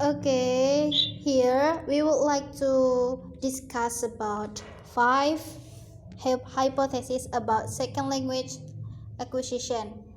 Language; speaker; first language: English; non-native, learner; Indonesian